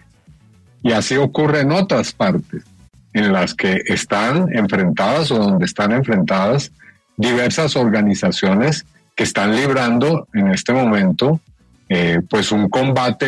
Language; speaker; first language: Spanish; native; Spanish